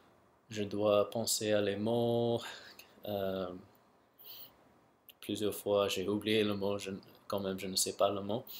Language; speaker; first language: French; non-native, local second language; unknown